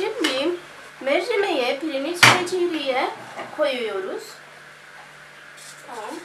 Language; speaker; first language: Turkish; non-native, learner; Arabic